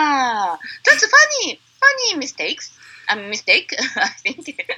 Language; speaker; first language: English; non-native, learner; Japanese